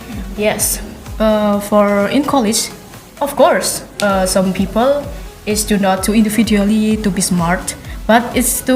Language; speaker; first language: English; non-native, learner; Indonesian